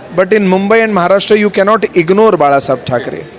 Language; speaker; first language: Hindi; non-native, local second language; Marathi